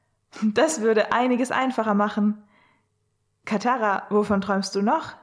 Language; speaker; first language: German; native; German